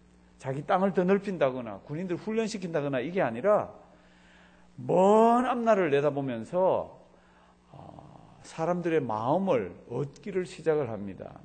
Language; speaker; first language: Korean; native; Korean